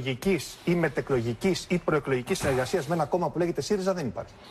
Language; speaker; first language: Greek; native; Greek